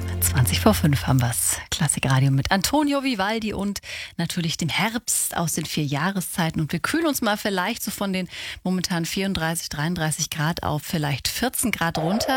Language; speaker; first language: German; native; German